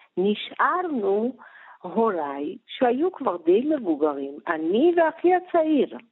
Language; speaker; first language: Hebrew; early bilingual, other home language; Persian